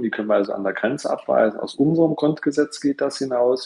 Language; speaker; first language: German; native; German